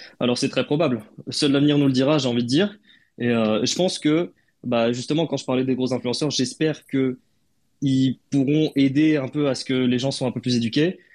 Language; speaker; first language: French; native; French